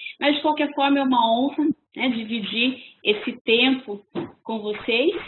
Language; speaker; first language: Portuguese; native; Portuguese